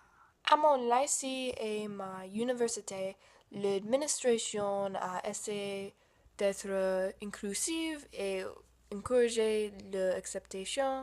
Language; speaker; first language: French; non-native, learner; English